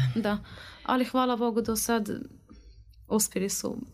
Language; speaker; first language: Croatian; non-native, learner; Arabic